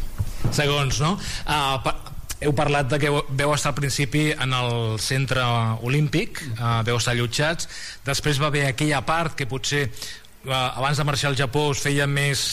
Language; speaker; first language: Catalan; native; Catalan